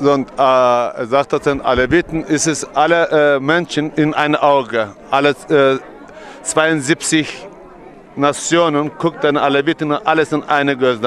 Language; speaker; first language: German; non-native, learner; Turkish